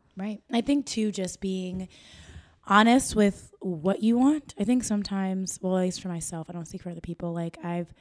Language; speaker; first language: English; native; English